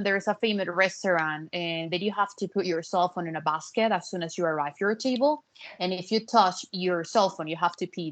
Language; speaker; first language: English; non-native, fluent; Spanish